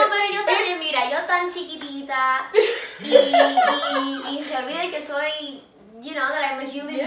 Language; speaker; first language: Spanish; early bilingual, heritage; English